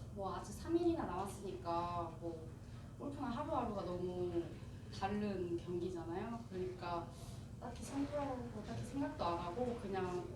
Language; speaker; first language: Korean; native; Korean